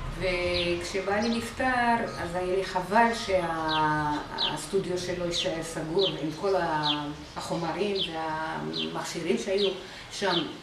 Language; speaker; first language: Hebrew; non-native, fluent; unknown